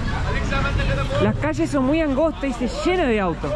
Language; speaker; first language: Spanish; native; Spanish